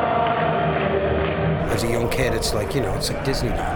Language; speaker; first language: English; native; English